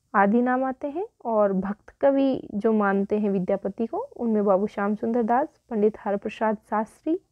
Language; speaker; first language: Hindi; native; Hindi